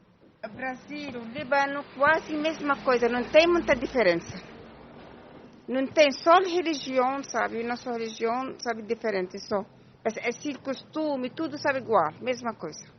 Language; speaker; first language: Portuguese; non-native, learner; Arabic